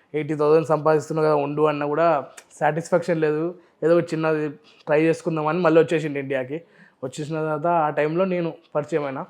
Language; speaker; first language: Telugu; non-native, local second language; Urdu